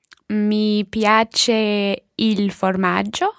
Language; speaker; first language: Italian; non-native, learner; English